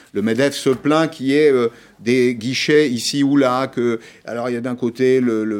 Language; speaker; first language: French; native; French